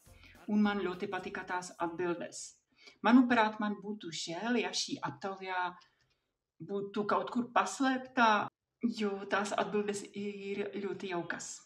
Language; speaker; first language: Latvian; non-native, fluent; Czech